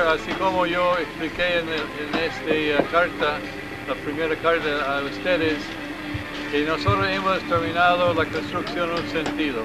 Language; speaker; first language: Spanish; non-native, learner; English